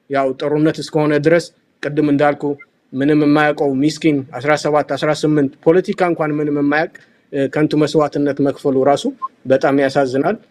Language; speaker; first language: Amharic; non-native, local second language; Tigrinya